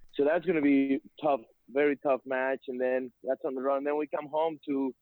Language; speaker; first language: English; non-native, fluent; Spanish